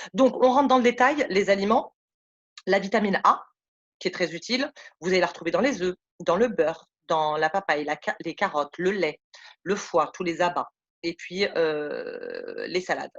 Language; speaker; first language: French; native; French